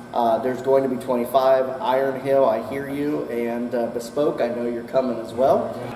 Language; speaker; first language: English; native; English